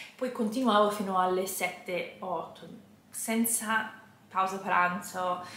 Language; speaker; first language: Italian; non-native, fluent; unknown